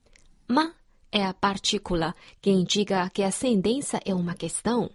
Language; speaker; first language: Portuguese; non-native, fluent; Chinese